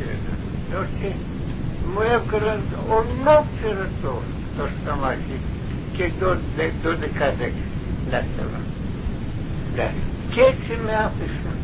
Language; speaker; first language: Greek; non-native, fluent; Russian